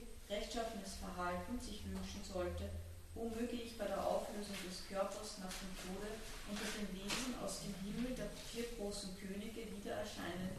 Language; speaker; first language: German; native; German